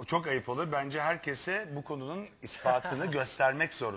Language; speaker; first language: Turkish; native; Turkish